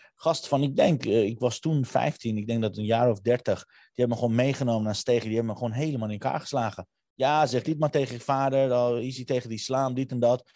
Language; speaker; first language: Dutch; early bilingual, other home language; Armenian